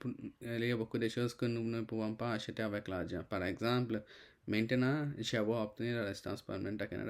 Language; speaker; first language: French; non-native, learner; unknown